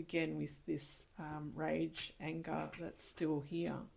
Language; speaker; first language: English; native; English